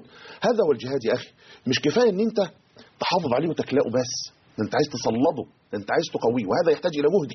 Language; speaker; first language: Arabic; native; Arabic